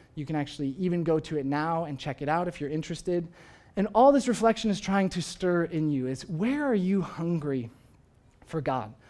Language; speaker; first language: English; native; English